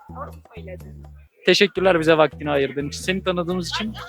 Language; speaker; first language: Turkish; non-native, fluent; Georgian